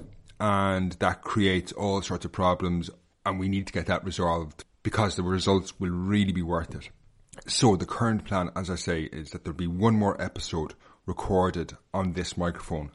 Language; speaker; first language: English; native; English